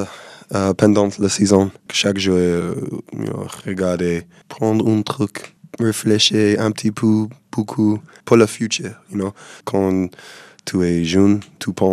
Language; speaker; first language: French; non-native, learner; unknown